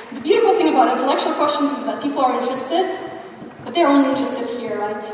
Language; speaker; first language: English; non-native, fluent; Russian